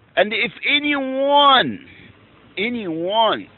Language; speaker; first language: English; non-native, fluent; Arabic